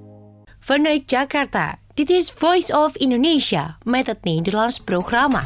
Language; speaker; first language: Dutch; non-native, learner; Indonesian